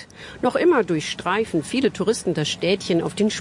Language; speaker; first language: German; native; German